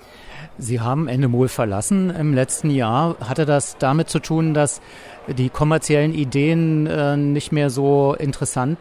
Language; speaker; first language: German; native; German